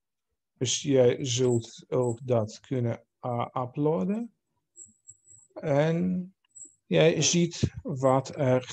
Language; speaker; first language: Dutch; non-native, fluent; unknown